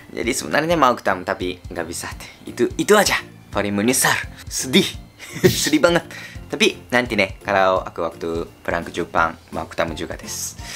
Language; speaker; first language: Indonesian; non-native, fluent; Japanese